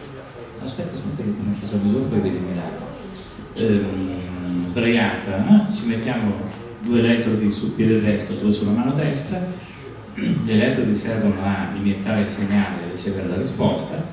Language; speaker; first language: Italian; native; Italian